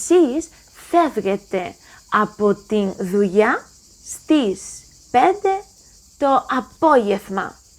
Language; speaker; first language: Greek; non-native, learner; English